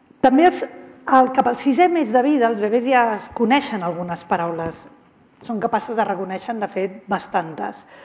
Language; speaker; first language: Catalan; native; Catalan